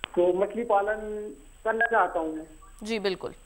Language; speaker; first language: Hindi; native; Hindi